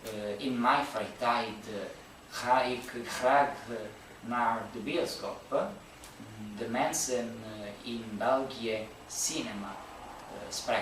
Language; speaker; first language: Dutch; non-native, learner; Italian